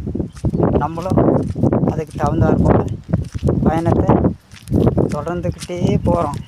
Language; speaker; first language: Tamil; native; Tamil